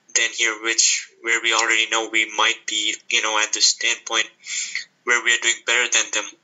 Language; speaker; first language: English; non-native, local second language; Hindi